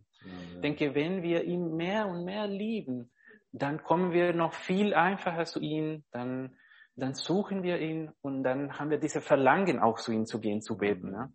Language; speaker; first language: German; non-native, fluent; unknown